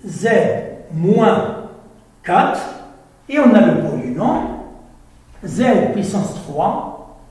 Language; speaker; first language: French; non-native, local second language; Arabic